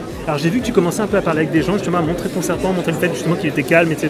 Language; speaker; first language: French; native; French